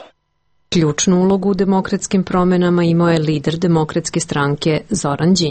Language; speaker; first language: Serbian; native; Serbian